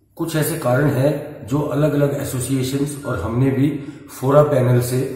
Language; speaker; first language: Hindi; native; Hindi